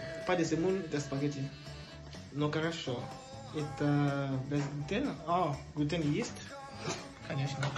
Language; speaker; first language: Russian; non-native, learner; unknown